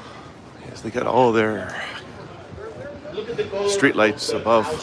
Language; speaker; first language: English; native; English